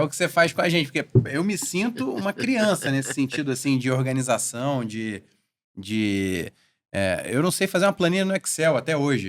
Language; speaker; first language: Portuguese; native; Portuguese